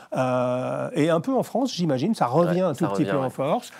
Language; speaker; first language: French; native; French